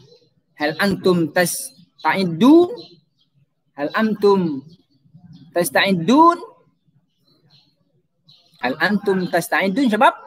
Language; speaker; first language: Arabic; non-native, fluent; Indonesian